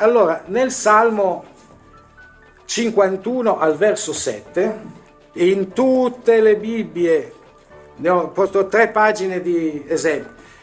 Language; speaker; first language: Italian; native; Italian